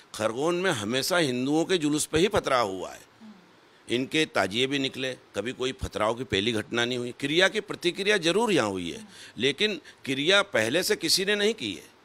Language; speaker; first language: Hindi; native; Hindi